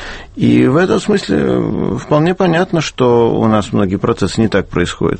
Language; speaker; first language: Russian; native; Russian